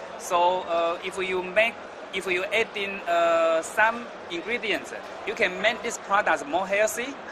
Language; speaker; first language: English; non-native, learner; Chinese